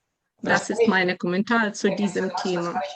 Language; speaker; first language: German; non-native, fluent; Ukrainian